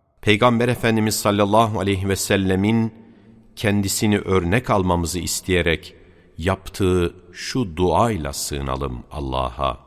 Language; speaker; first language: Turkish; native; Turkish